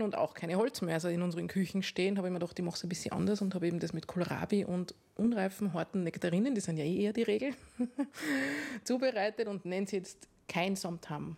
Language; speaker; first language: German; native; German